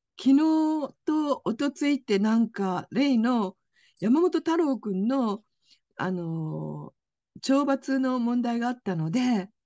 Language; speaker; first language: Japanese; native; Japanese